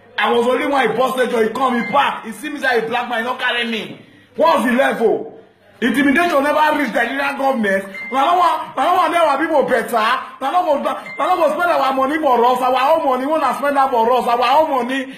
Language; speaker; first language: Nigerian Pidgin; non-native, local second language; Bini